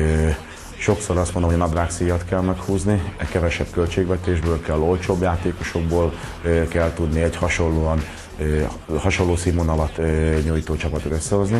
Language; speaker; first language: Hungarian; native; Hungarian